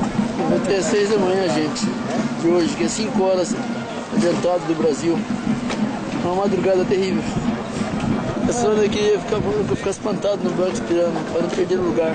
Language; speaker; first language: Portuguese; native; Portuguese